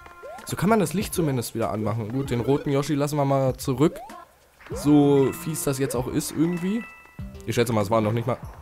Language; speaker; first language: German; native; German